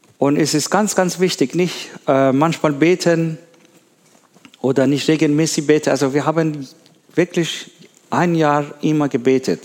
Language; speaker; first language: German; non-native, learner; Persian